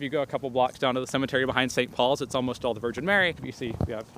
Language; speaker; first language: English; native; English